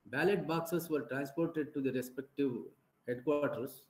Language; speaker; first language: English; non-native, local second language; Kannada